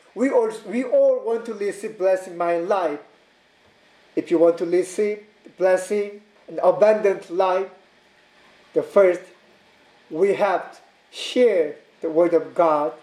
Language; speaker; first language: English; non-native, learner; Korean